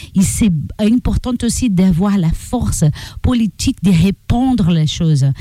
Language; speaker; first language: French; non-native, learner; Portuguese